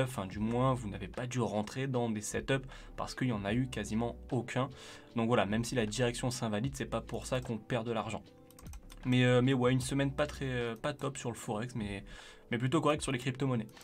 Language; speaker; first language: French; native; French